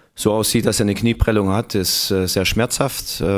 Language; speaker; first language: German; native; German